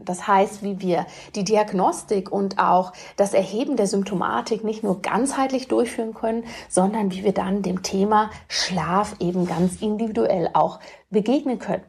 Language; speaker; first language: German; native; German